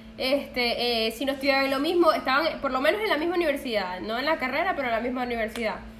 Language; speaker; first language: Spanish; native; Spanish